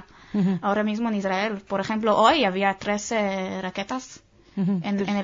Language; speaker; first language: Spanish; non-native, fluent; Hebrew